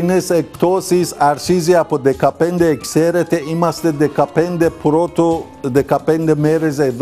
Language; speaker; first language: Greek; non-native, learner; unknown